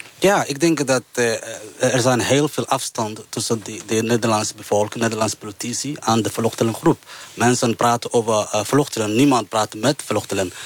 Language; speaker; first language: Dutch; non-native, fluent; Somali